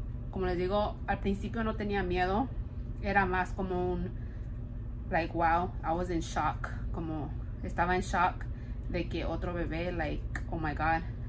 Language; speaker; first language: Spanish; early bilingual, heritage; Spanish